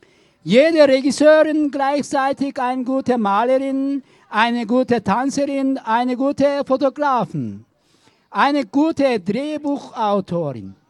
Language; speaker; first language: German; non-native, learner; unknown